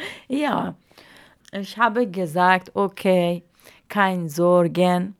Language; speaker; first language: German; non-native, learner; Arabic